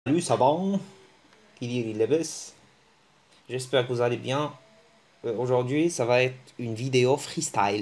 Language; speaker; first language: French; early bilingual, other home language; Arabic